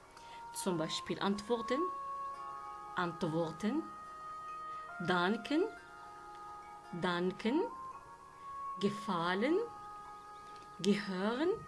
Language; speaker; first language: German; non-native, learner; Arabic